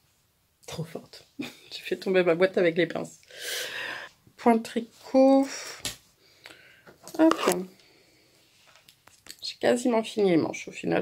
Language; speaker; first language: French; native; French